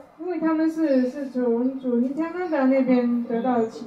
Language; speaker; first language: Chinese; native; Chinese